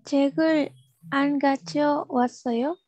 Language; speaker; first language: Korean; non-native, learner; Spanish